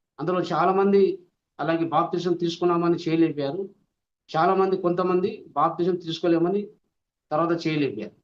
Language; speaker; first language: Telugu; non-native, local second language; Lambadi